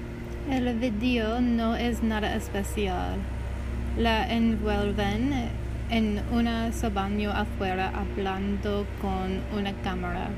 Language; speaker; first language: Spanish; non-native, learner; English